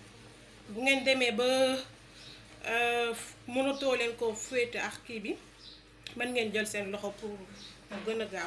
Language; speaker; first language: French; non-native, local second language; Wolof